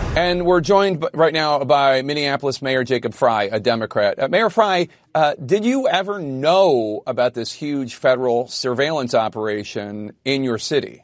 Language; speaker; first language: English; native; English